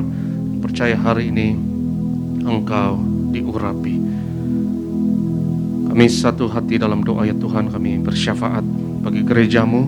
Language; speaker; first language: Indonesian; native; Indonesian